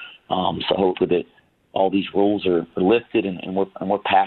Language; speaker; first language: English; native; English